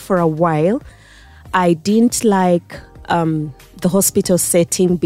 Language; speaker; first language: English; non-native, local second language; Ganda